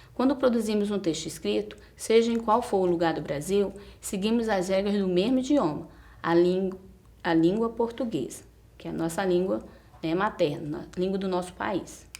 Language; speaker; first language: Portuguese; native; Portuguese